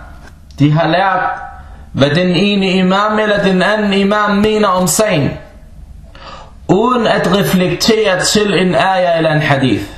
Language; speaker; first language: Danish; early bilingual, other home language; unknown